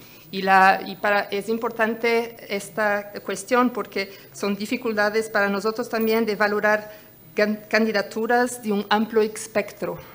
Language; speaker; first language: Spanish; non-native, fluent; Portuguese